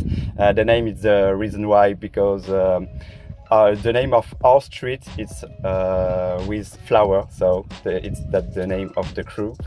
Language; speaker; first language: English; non-native, learner; French